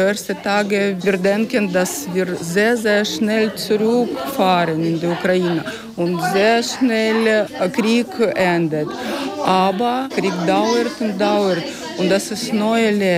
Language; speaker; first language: German; non-native, learner; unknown